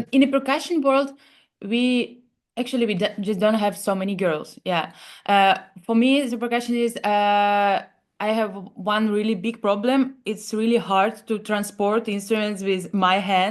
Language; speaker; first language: English; non-native, learner; Russian